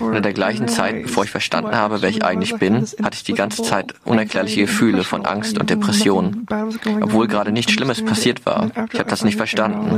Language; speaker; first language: German; non-native, fluent; English